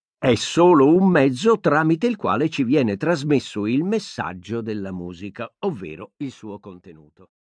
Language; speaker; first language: Italian; native; Italian